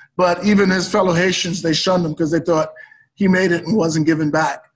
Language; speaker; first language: English; native; English